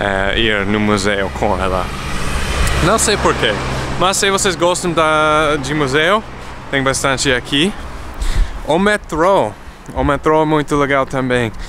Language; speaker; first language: Portuguese; non-native, fluent; English